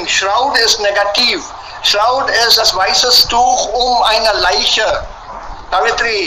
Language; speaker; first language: German; non-native, fluent; Hindi